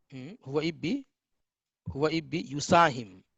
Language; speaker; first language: Arabic; non-native, fluent; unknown